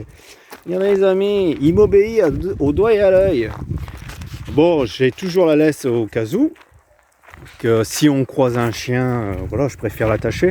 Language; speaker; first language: French; native; French